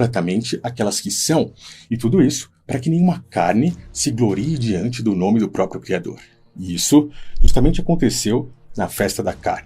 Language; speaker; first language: Portuguese; native; Portuguese